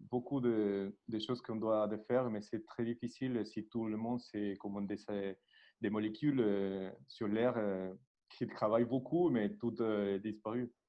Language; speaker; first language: French; non-native, learner; Spanish